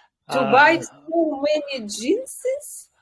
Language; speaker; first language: English; non-native, fluent; Russian